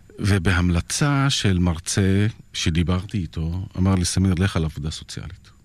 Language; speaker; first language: Hebrew; non-native, local second language; Arabic